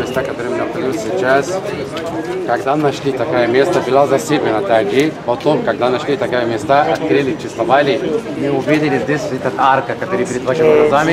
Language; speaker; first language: Russian; non-native, fluent; Arabic